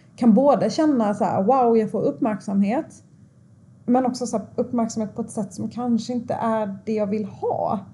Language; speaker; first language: Swedish; early bilingual, other home language; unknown